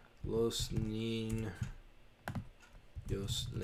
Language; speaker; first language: Spanish; non-native, learner; English